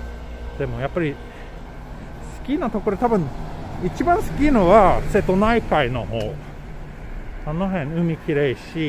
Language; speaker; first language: Japanese; non-native, fluent; Swedish